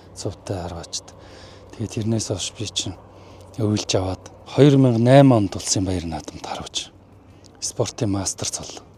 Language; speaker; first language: Mongolian; native; Mongolian